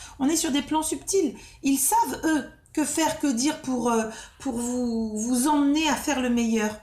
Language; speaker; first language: French; native; French